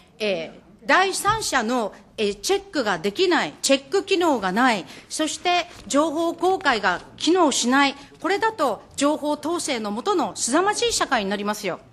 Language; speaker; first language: Japanese; native; Japanese